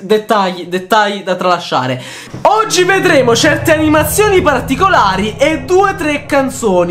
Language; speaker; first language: Italian; native; Italian